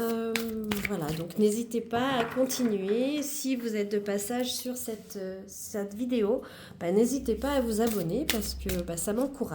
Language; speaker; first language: French; native; French